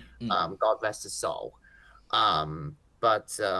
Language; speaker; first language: English; native; English